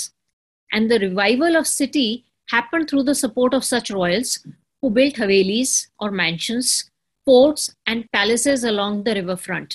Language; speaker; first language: English; non-native, local second language; Hindi